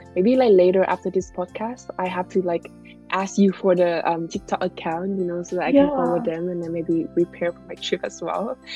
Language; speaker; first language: English; non-native, fluent; Vietnamese